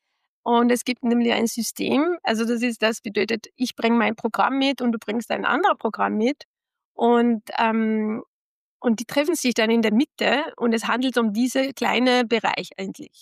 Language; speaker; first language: German; non-native, fluent; Arabic